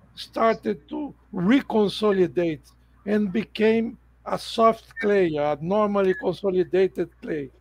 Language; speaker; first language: English; non-native, fluent; Portuguese